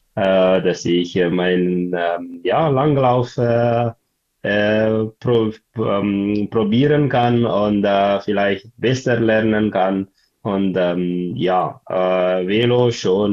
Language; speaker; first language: German; non-native, learner; Tigrinya